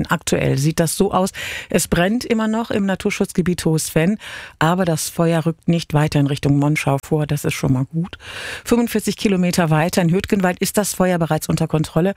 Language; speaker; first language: German; native; German